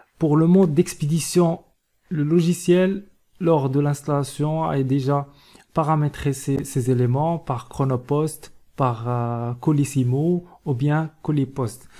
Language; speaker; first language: French; non-native, local second language; Arabic